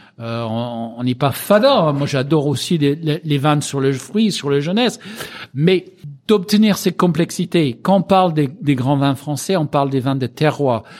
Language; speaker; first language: French; non-native, fluent; English